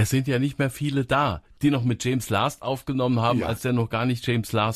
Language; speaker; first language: German; native; German